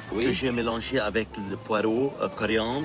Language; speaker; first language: French; non-native, local second language; Arabic